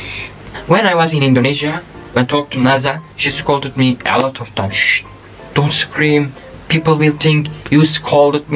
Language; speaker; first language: English; non-native, learner; Turkish